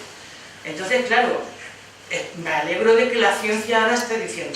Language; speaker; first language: Spanish; native; Spanish